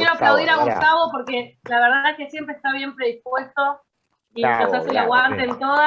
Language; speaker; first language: Spanish; native; Spanish